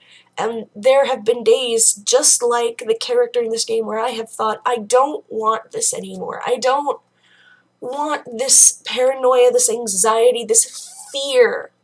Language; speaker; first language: English; native; English